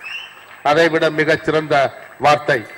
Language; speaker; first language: Tamil; native; Tamil